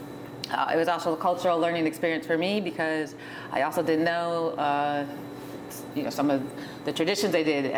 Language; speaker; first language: English; native; English